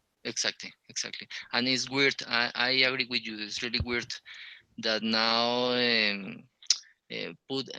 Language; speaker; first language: English; non-native, learner; Spanish